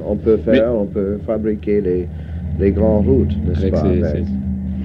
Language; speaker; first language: French; non-native, fluent; English